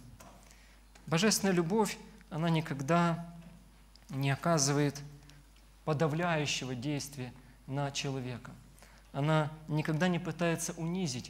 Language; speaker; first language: Russian; native; Russian